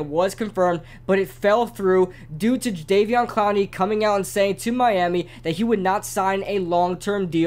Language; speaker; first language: English; native; English